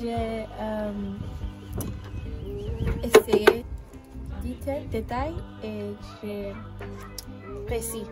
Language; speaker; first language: French; early bilingual, heritage; French